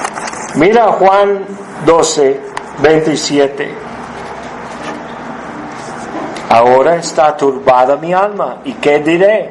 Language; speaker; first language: Spanish; non-native, fluent; English